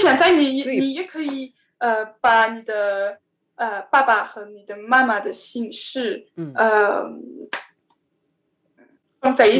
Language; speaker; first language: Chinese; non-native, learner; French